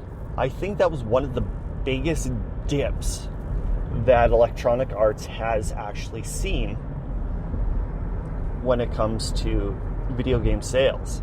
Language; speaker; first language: English; native; English